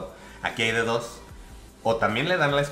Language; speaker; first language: Spanish; native; Spanish